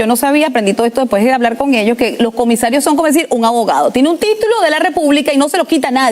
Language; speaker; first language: Spanish; native; Spanish